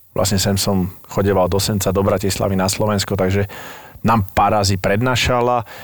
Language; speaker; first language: Slovak; native; Slovak